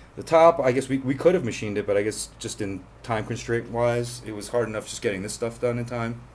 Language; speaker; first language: English; native; English